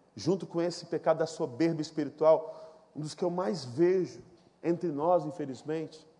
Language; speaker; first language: Portuguese; native; Portuguese